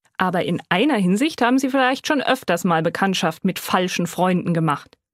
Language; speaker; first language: German; native; German